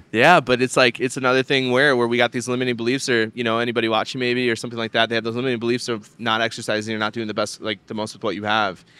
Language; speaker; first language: English; native; English